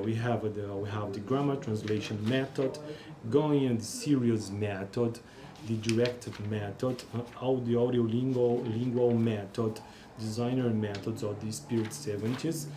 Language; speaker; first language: English; non-native, learner; Portuguese